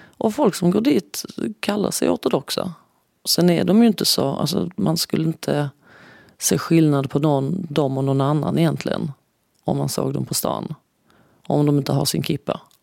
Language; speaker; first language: Swedish; native; Swedish